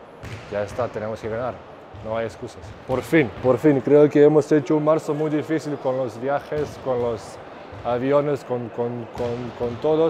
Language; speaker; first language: Spanish; non-native, fluent; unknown